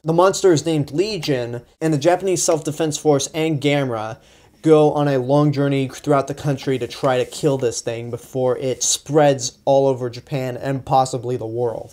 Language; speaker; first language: English; native; English